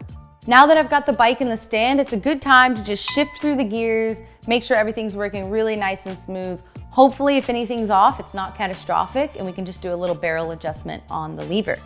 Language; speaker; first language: English; native; English